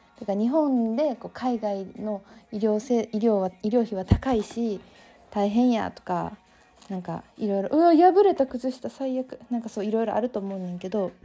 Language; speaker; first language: Japanese; native; Japanese